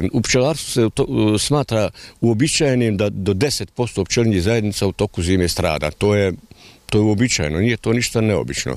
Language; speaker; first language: Serbian; native; Serbian